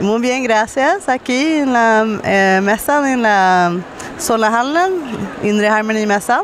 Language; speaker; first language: Spanish; non-native, learner; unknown